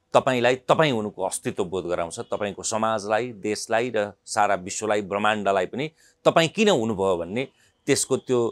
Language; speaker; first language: Nepali; native; Nepali